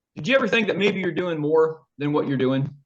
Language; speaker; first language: English; native; English